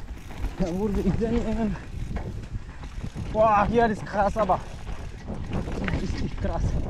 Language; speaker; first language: German; non-native, fluent; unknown